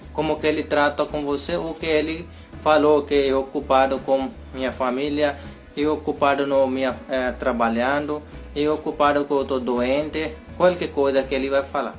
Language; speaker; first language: Portuguese; non-native, learner; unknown